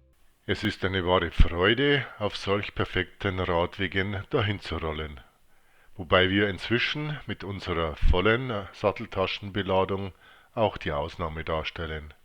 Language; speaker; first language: German; native; German